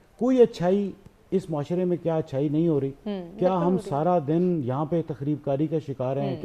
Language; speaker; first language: Urdu; native; Urdu